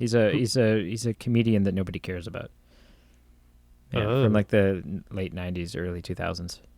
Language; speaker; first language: English; native; English